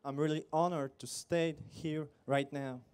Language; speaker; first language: English; non-native, learner; Polish